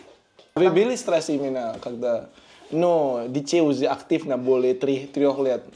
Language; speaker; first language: Russian; non-native, learner; Indonesian